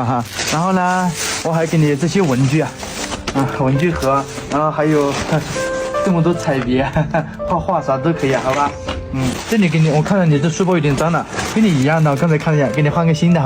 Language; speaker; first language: Chinese; native; Chinese